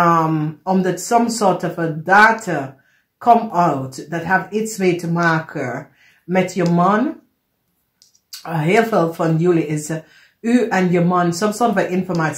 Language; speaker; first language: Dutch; non-native, fluent; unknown